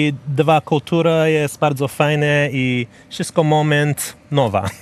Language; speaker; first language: Polish; non-native, learner; English